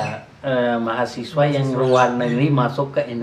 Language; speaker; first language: Indonesian; non-native, learner; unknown